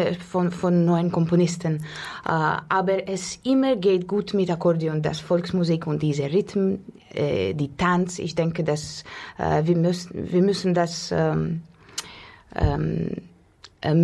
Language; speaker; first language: German; non-native, fluent; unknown